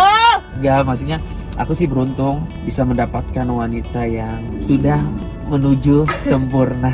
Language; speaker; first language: Indonesian; native; Indonesian